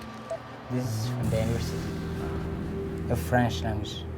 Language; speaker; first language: English; non-native, learner; Arabic